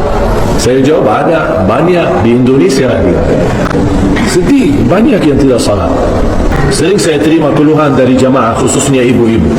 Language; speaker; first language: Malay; non-native, fluent; Arabic